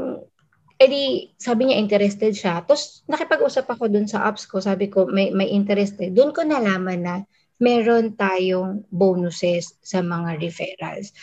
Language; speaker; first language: Filipino; native; Filipino